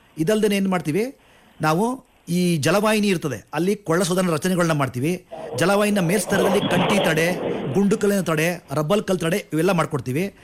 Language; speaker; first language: Kannada; native; Kannada